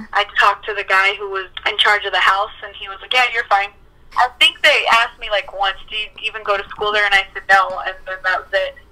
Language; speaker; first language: English; native; English